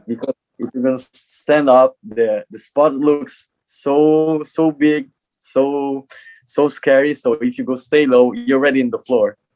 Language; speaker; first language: English; non-native, learner; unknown